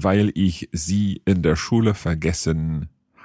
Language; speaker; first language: German; non-native, learner; English